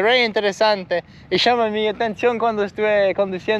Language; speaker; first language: Spanish; non-native, learner; English